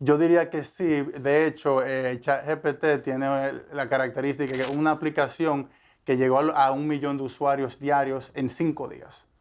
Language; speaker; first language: Spanish; native; Spanish